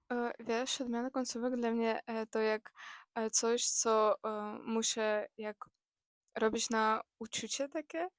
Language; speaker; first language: Polish; non-native, fluent; Ukrainian